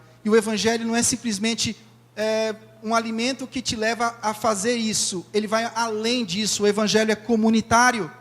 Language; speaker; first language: Portuguese; native; Portuguese